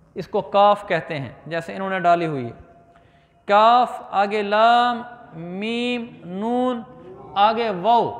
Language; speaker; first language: Urdu; native; Urdu